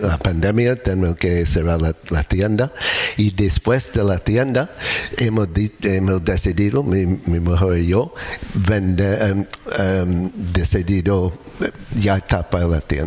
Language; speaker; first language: Spanish; non-native, learner; English